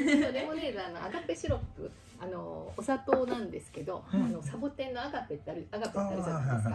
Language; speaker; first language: Japanese; native; Japanese